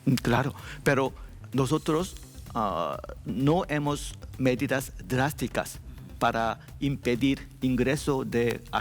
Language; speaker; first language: Spanish; non-native, learner; Korean